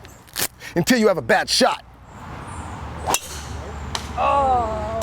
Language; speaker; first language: English; native; English